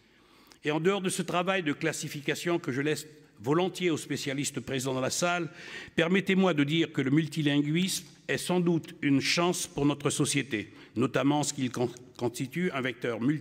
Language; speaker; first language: French; native; French